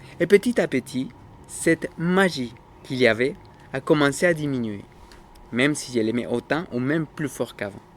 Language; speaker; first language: French; non-native, fluent; Spanish